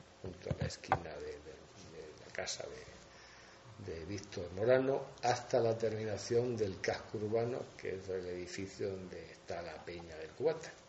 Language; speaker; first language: Spanish; native; Spanish